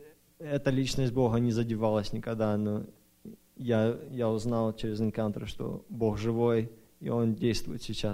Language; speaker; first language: Russian; early bilingual, other home language; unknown